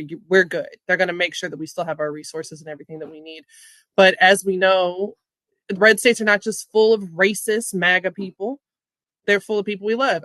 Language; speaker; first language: English; native; English